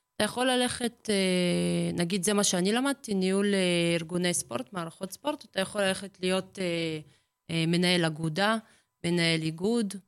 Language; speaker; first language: Hebrew; early bilingual, other home language; Russian